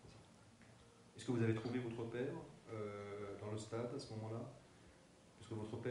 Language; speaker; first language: French; native; French